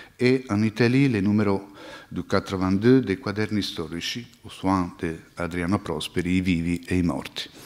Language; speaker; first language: French; non-native, fluent; Italian